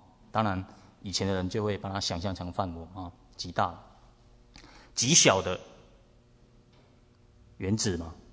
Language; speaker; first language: Chinese; native; Chinese